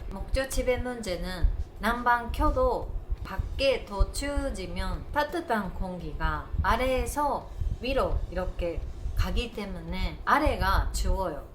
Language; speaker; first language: Korean; non-native, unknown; Japanese